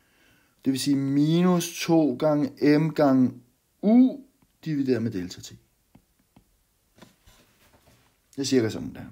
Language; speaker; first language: Danish; native; Danish